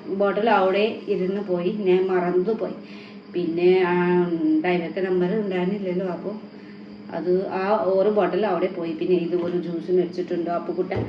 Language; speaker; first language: Malayalam; non-native, learner; Nepali